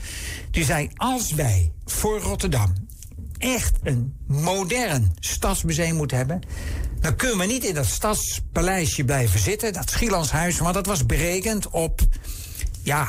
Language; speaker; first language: Dutch; native; Dutch